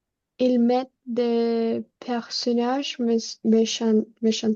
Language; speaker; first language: French; non-native, learner; Spanish